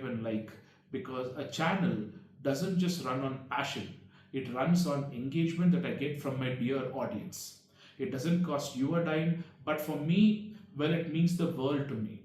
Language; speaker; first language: English; non-native, local second language; Tamil